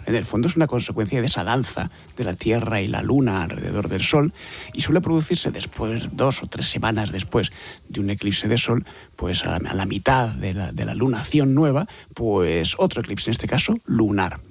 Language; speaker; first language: Spanish; native; Spanish